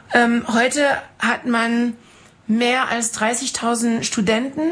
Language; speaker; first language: German; non-native, fluent; French